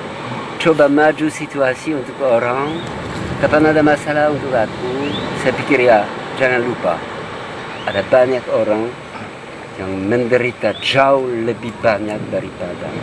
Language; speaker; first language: Indonesian; non-native, fluent; French